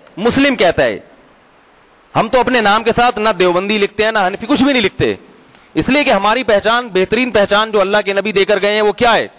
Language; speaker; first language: Urdu; native; Urdu